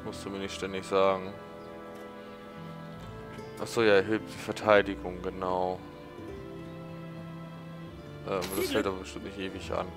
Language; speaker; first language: German; native; German